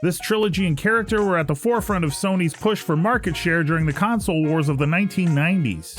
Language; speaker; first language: English; native; English